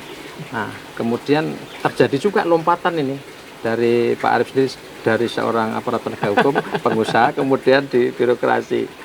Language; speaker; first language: Indonesian; native; Indonesian